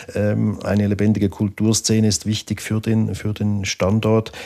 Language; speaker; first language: German; native; German